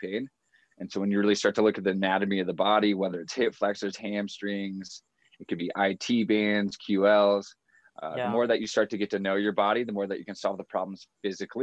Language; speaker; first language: English; native; English